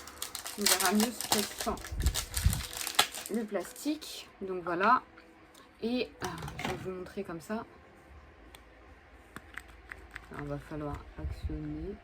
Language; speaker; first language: French; native; French